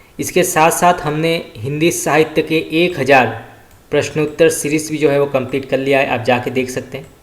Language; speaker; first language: Hindi; native; Hindi